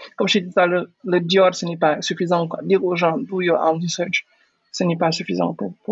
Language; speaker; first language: French; non-native, local second language; Wolof